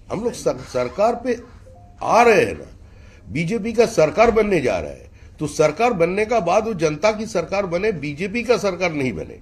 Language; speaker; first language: Hindi; non-native, local second language; Bangla